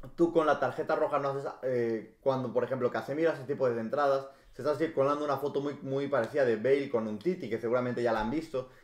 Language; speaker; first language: Spanish; native; Spanish